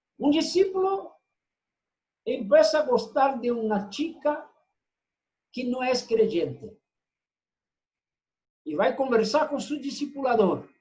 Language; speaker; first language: Spanish; non-native, fluent; Portuguese